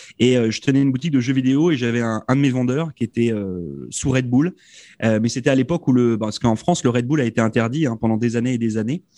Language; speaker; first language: French; native; French